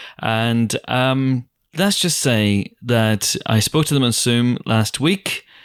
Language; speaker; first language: English; native; English